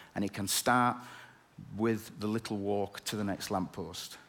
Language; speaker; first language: English; native; English